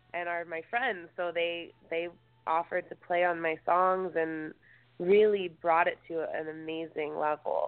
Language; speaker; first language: English; native; English